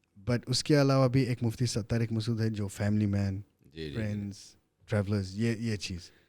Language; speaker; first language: Urdu; early bilingual, heritage; Urdu